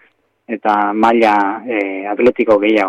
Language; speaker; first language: Basque; native; Basque